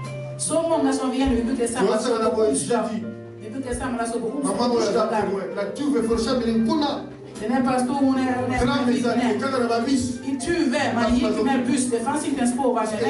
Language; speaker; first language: Swedish; non-native, fluent; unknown